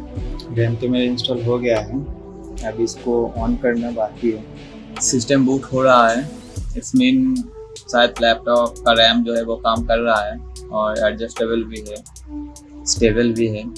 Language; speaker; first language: Hindi; non-native, local second language; Bangla